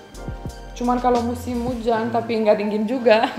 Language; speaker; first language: Indonesian; non-native, fluent; Romanian